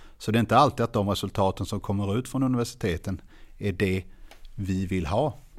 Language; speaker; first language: Swedish; native; Swedish